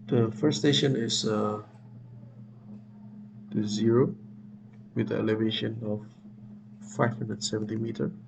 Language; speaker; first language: English; non-native, fluent; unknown